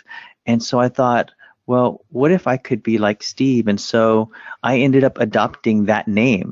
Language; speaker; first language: English; early bilingual, other home language; Vietnamese